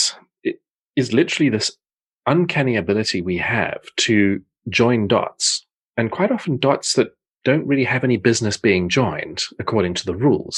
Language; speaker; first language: English; native; English